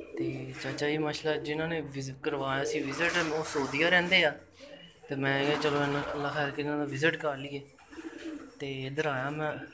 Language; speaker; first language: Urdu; non-native, local second language; Punjabi